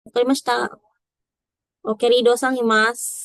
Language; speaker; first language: Japanese; non-native, fluent; Indonesian